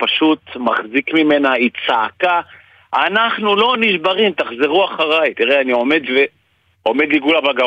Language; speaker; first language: Hebrew; native; Hebrew